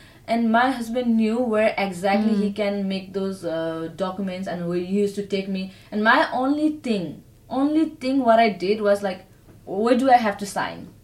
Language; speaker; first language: English; non-native, learner; Nepali